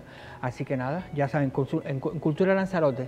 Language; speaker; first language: Spanish; native; Spanish